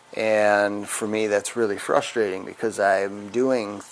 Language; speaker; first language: English; native; English